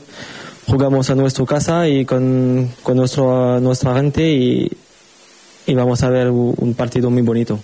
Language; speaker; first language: Spanish; non-native, learner; French